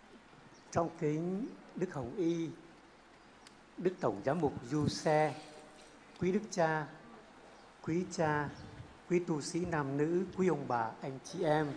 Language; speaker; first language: Vietnamese; native; Vietnamese